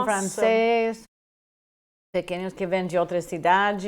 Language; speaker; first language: Portuguese; non-native, fluent; English